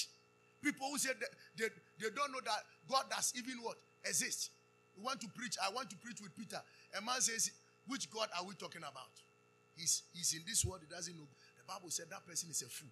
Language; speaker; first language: English; non-native, local second language; Akan